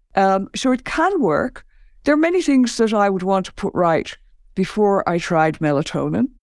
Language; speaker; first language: English; native; English